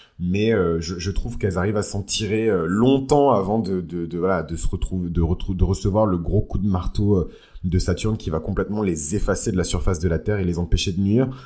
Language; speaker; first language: French; early bilingual, other home language; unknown